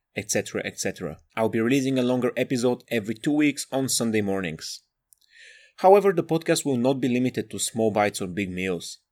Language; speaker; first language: English; non-native, fluent; Bulgarian